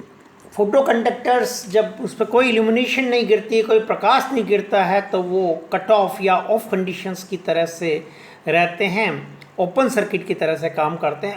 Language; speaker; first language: Hindi; native; Hindi